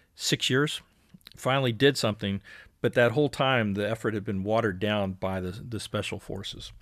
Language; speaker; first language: English; native; English